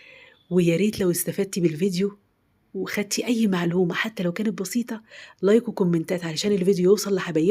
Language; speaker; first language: Arabic; native; Arabic